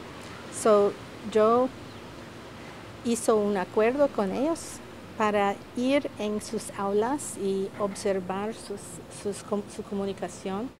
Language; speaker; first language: Spanish; non-native, fluent; English